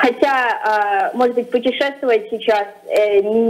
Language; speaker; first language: Russian; early bilingual, other home language; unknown